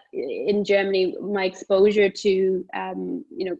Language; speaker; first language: English; native; English